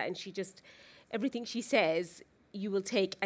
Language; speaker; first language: English; native; English